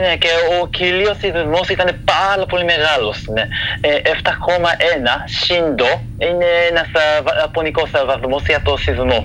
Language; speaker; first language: Greek; non-native, fluent; Japanese